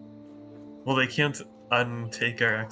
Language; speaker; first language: English; native; English